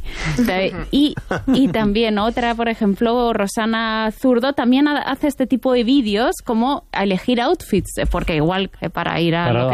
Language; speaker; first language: Spanish; native; Spanish